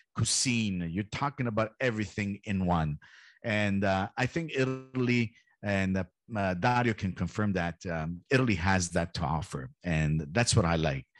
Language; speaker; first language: English; early bilingual, heritage; Italian